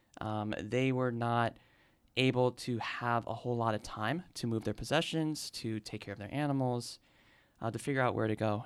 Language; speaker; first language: English; native; English